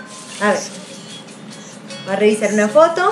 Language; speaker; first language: Spanish; native; Spanish